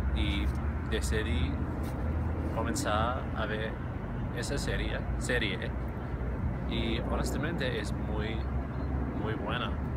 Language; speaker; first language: Spanish; non-native, fluent; English